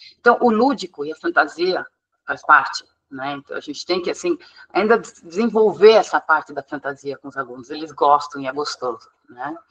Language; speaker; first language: Portuguese; non-native, fluent; English